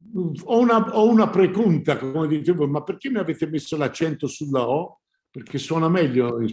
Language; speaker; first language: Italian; non-native, fluent; Spanish